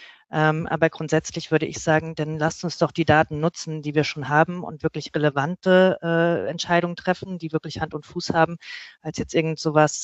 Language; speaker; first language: German; native; German